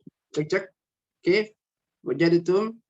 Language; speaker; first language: Arabic; non-native, fluent; Indonesian